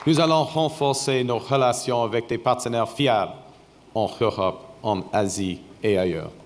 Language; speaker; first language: French; non-native, fluent; English